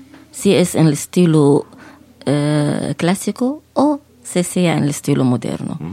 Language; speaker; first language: Spanish; non-native, fluent; Arabic